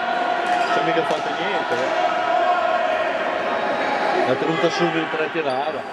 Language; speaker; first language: Italian; native; Italian